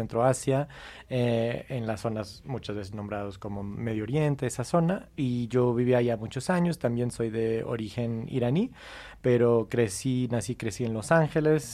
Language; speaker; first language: Spanish; non-native, fluent; English